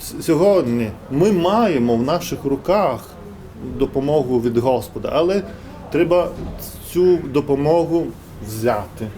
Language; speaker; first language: Ukrainian; non-native, fluent; Lithuanian